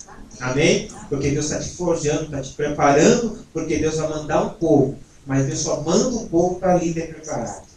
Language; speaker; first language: Portuguese; native; Portuguese